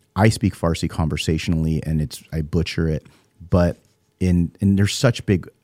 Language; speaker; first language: English; native; English